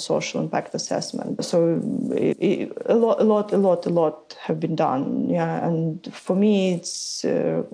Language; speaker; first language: English; non-native, fluent; Ukrainian